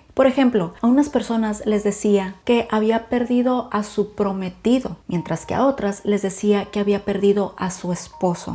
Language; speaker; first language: Spanish; native; Spanish